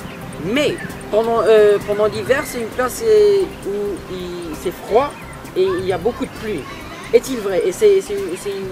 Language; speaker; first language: French; non-native, learner; English